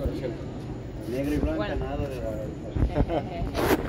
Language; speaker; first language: Spanish; native; Spanish